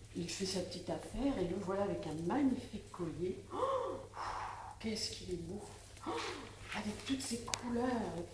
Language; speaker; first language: French; native; French